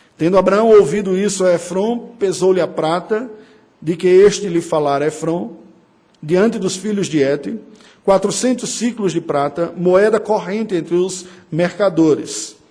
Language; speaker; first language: Portuguese; native; Portuguese